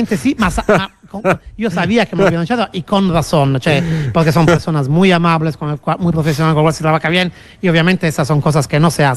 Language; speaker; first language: Spanish; non-native, fluent; Italian